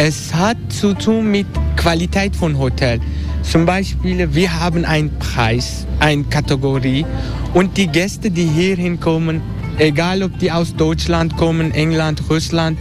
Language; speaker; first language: German; non-native, learner; Turkish